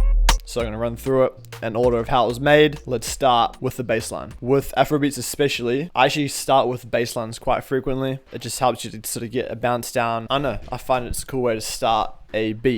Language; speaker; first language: English; native; English